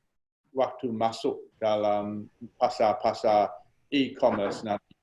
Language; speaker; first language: Indonesian; non-native, fluent; English